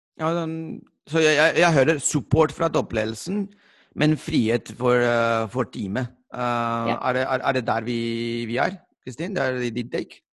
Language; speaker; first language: Norwegian; non-native, fluent; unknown